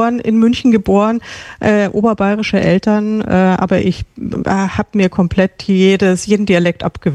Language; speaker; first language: German; native; German